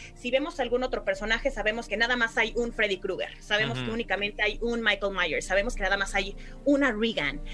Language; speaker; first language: Spanish; native; Spanish